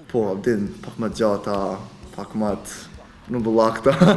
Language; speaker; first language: Albanian; early bilingual, other home language; Korean